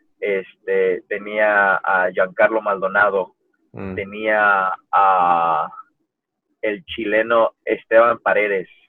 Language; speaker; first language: Spanish; early bilingual, heritage; Spanish